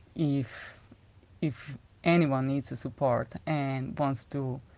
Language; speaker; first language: English; non-native, fluent; Slovak